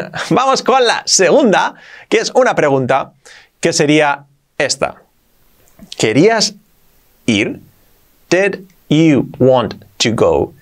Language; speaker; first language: Spanish; native; Spanish